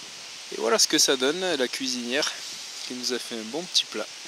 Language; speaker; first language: French; native; French